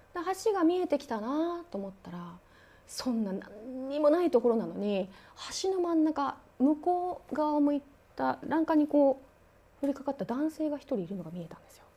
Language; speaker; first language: Japanese; native; Japanese